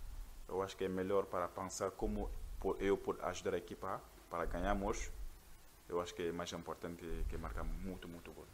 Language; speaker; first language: Portuguese; non-native, learner; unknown